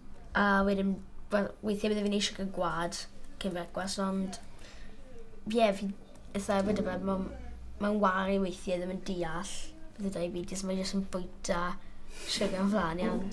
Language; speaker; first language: Welsh; native; Welsh